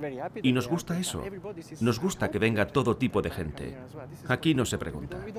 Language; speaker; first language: Spanish; native; Spanish